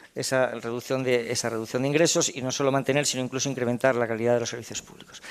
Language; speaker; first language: Spanish; native; Spanish